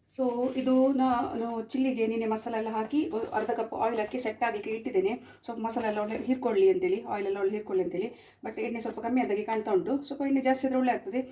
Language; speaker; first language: Kannada; non-native, local second language; Konkani